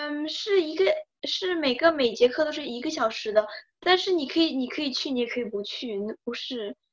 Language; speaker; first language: Chinese; early bilingual, other home language; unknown